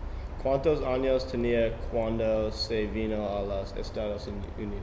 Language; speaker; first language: Spanish; non-native, learner; English